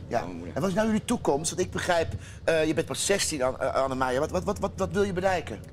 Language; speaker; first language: Dutch; native; Dutch